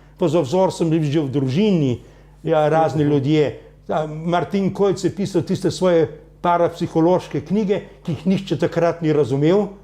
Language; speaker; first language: Slovenian; native; Slovenian